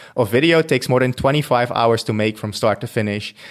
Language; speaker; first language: English; non-native, fluent; Dutch